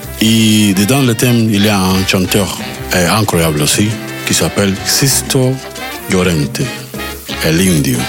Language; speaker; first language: French; non-native, learner; Spanish